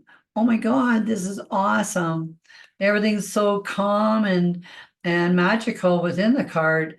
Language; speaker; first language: English; native; English